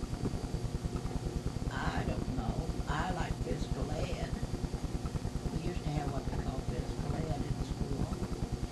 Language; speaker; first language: English; native; English